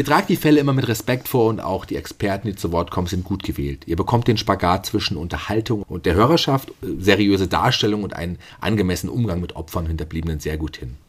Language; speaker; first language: German; native; German